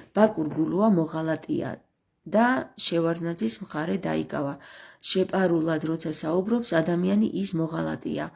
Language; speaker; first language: Georgian; native; Georgian